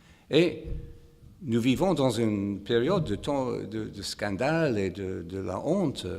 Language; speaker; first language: French; non-native, fluent; English